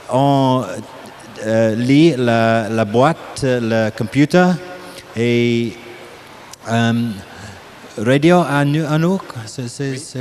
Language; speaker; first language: French; non-native, learner; English